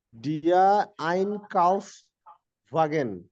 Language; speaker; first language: German; non-native, learner; Bangla